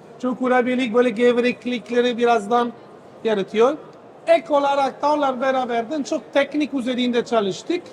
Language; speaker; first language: Turkish; non-native, fluent; Italian